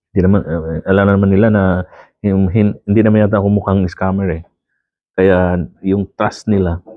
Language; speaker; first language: Filipino; non-native, local second language; Waray